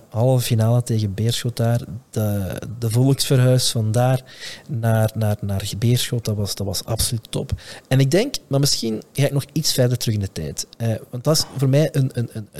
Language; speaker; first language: Dutch; native; Dutch